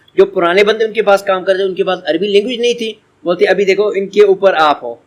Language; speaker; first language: Urdu; early bilingual, heritage; Urdu